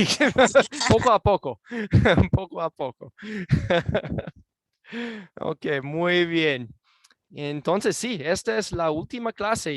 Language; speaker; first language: Spanish; non-native, fluent; English